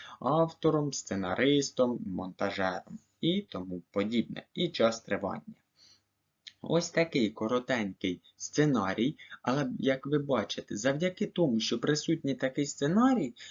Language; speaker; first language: Ukrainian; native; Ukrainian